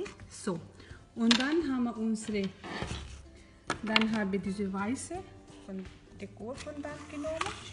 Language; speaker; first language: German; non-native, learner; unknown